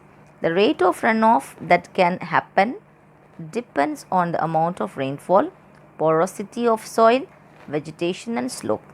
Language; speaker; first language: English; non-native, local second language; Tamil